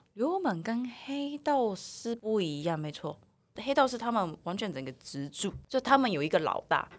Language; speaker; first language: Chinese; non-native, fluent; Japanese